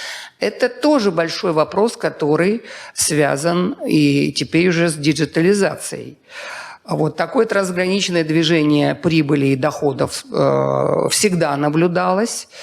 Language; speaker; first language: Russian; native; Russian